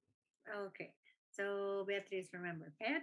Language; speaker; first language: English; non-native, fluent; Spanish